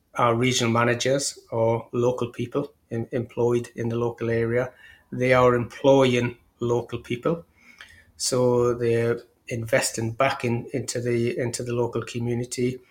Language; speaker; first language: English; native; English